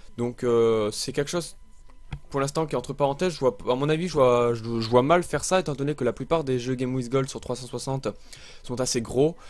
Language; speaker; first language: French; native; French